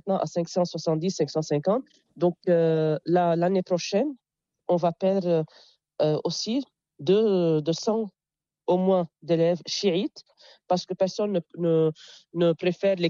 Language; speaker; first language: French; non-native, local second language; Arabic